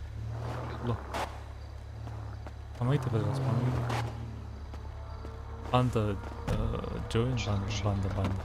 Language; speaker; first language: Russian; non-native, learner; Kara-Kalpak